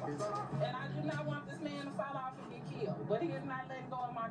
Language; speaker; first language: English; native; English